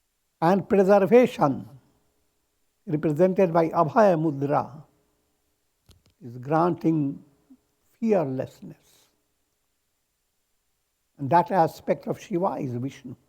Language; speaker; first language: English; non-native, local second language; Hindi